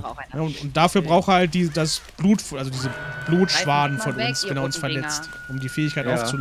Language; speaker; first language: German; native; German